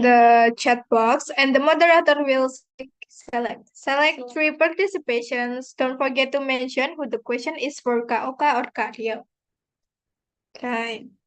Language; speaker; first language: English; non-native, fluent; Indonesian